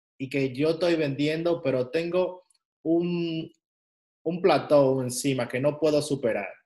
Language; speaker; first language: Spanish; native; Spanish